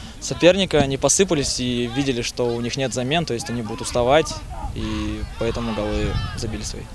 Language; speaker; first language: Russian; native; Russian